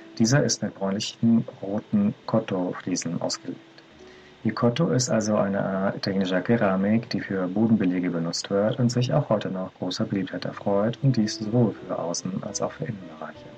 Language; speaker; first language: German; native; German